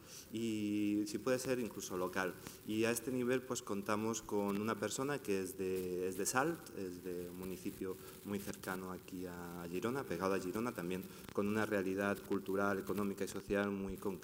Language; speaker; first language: Spanish; native; Spanish